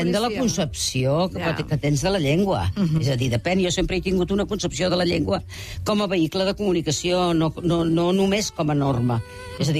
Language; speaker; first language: Catalan; native; Catalan